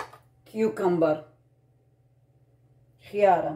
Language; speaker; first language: Arabic; native; Arabic